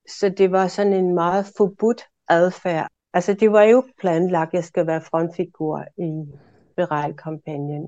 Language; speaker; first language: Danish; non-native, local second language; Kalaallisut